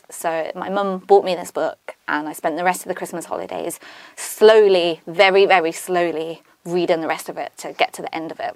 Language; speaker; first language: English; native; English